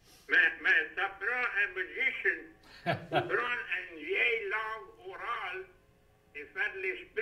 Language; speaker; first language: French; native; French